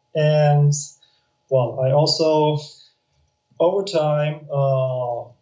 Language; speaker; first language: English; non-native, fluent; German